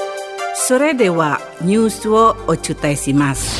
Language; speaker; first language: Japanese; non-native, fluent; Indonesian